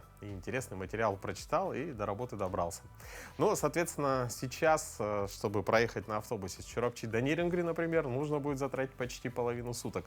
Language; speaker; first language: Russian; native; Russian